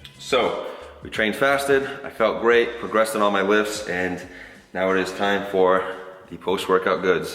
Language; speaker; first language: English; native; English